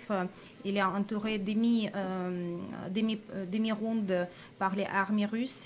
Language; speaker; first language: French; non-native, fluent; Russian